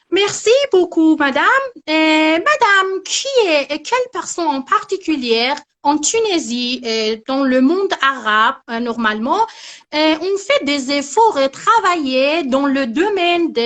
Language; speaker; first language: French; non-native, learner; Persian